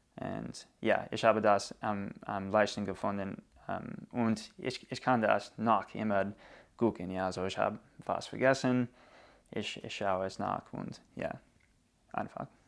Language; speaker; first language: German; non-native, learner; English